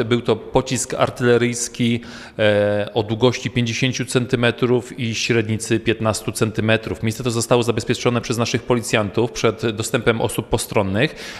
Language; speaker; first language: Polish; native; Polish